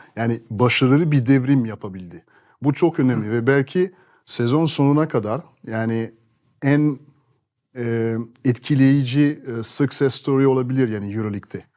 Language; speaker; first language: Turkish; non-native, fluent; French